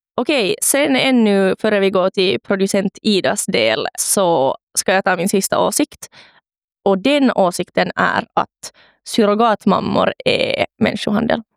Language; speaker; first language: Swedish; native; Swedish